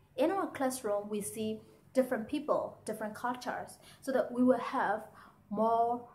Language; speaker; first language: English; non-native, fluent; Burmese